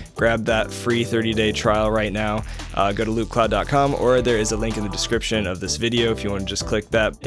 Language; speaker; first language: English; native; English